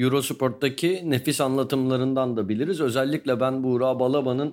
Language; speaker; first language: Turkish; native; Turkish